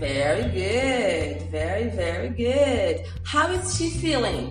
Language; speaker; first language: English; non-native, fluent; Portuguese